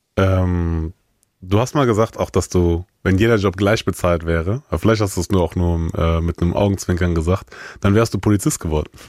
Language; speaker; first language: German; native; German